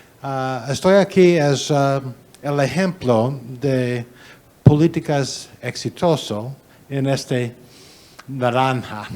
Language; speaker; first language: Spanish; non-native, learner; English